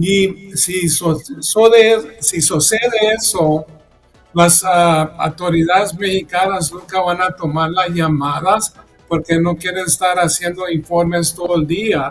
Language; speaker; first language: Spanish; early bilingual, heritage; Spanish